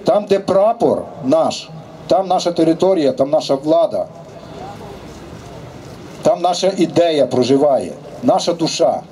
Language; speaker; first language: Ukrainian; native; Ukrainian